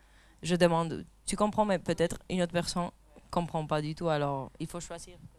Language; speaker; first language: French; non-native, fluent; Spanish